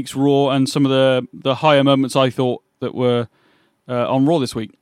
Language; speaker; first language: English; native; English